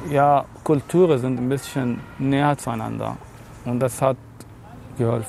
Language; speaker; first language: German; non-native, fluent; Arabic